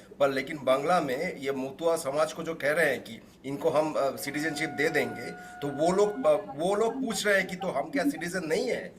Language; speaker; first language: Hindi; non-native, local second language; Bangla